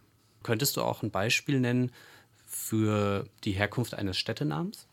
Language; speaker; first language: German; native; German